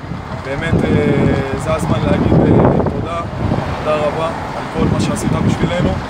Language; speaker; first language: Hebrew; native; Hebrew